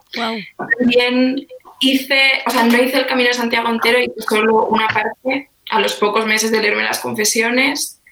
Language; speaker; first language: Spanish; native; Spanish